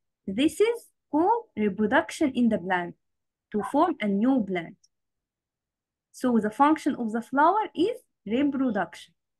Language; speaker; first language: English; non-native, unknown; Arabic